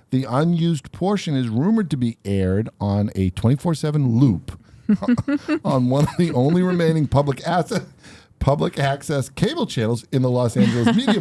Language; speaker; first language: English; native; English